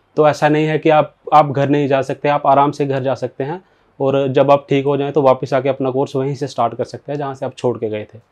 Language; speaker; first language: Hindi; native; Hindi